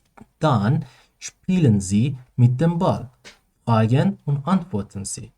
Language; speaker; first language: German; non-native, learner; Persian